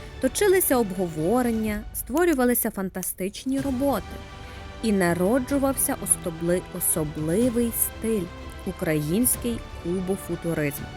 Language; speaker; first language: Ukrainian; native; Ukrainian